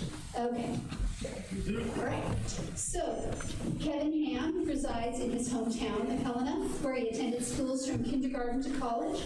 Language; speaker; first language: English; native; English